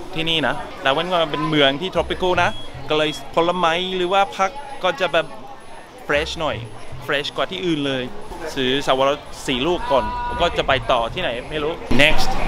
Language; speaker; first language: Thai; non-native, fluent; English